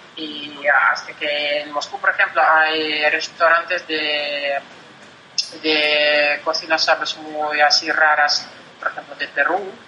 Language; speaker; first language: Spanish; non-native, fluent; Russian